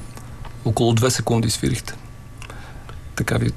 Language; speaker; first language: Bulgarian; native; Bulgarian